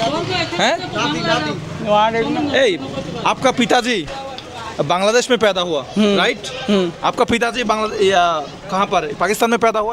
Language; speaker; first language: Hindi; non-native, learner; Bangla